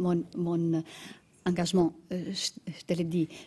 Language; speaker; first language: French; non-native, fluent; Romanian